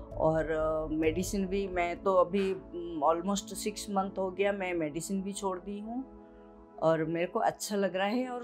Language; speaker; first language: Hindi; non-native, local second language; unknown